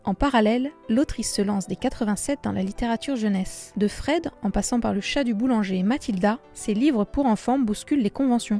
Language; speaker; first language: French; native; French